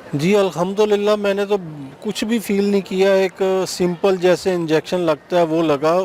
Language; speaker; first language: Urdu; non-native, local second language; Punjabi